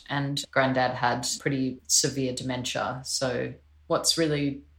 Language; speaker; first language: English; non-native, local second language; Polish